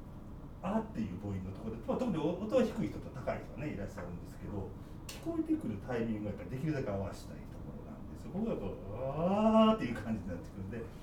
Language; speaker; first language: Japanese; native; Japanese